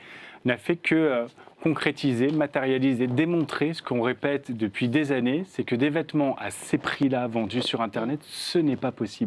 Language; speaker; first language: French; native; French